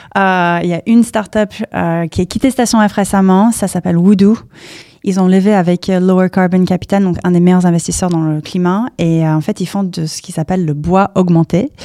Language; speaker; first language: French; non-native, fluent; English